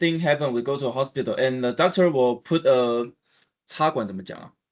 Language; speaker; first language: English; non-native, learner; Chinese